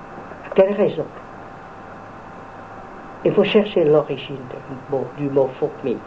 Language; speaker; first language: French; non-native, fluent; Vietnamese